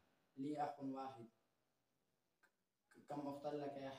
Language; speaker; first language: Arabic; non-native, learner; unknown